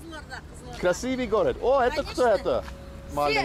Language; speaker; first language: Russian; non-native, learner; English